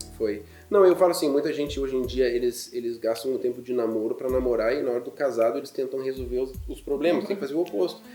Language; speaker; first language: Portuguese; non-native, fluent; German